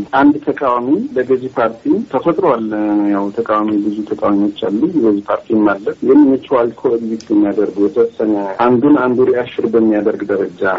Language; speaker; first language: Amharic; non-native, local second language; Tigrinya